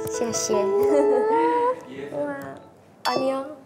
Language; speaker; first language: Chinese; non-native, learner; Korean